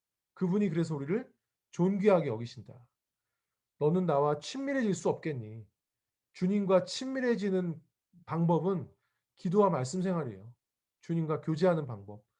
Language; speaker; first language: Korean; native; Korean